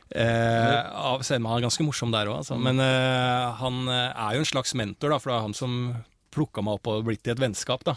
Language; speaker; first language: Norwegian; native; Norwegian